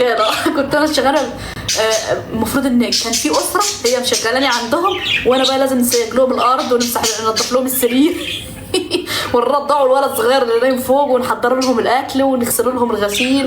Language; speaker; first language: Arabic; native; Arabic